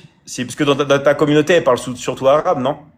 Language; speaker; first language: French; native; French